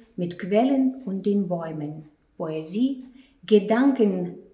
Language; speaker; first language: German; non-native, fluent; Lithuanian